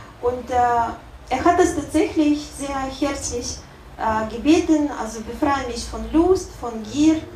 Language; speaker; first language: German; non-native, learner; Russian